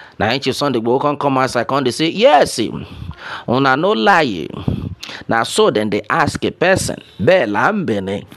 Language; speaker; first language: Nigerian Pidgin; non-native, local second language; Yoruba